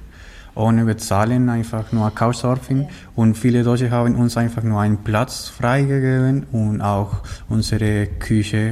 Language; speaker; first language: German; non-native, learner; Spanish